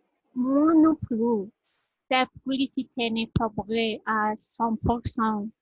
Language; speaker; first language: French; non-native, learner; Spanish